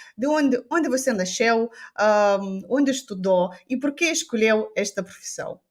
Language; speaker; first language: Portuguese; non-native, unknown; Romanian